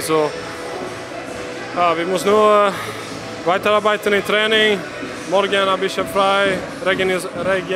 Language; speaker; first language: German; non-native, learner; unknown